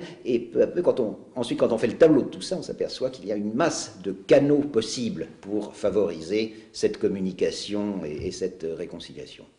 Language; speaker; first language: French; native; French